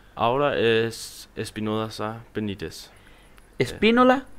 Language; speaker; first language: Spanish; non-native, learner; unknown